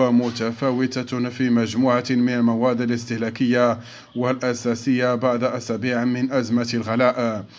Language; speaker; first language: Arabic; native; Arabic